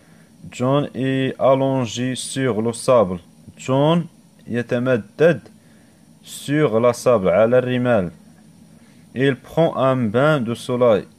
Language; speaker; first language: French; non-native, local second language; Arabic